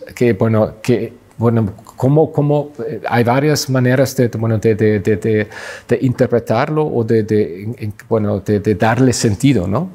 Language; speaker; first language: Spanish; non-native, fluent; German